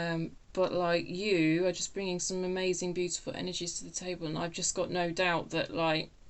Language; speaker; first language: English; native; English